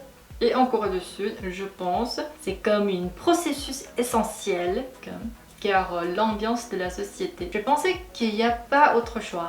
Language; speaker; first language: French; non-native, fluent; Korean